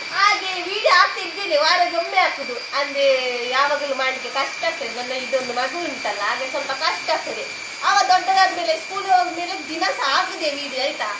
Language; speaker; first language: Kannada; non-native, local second language; Tulu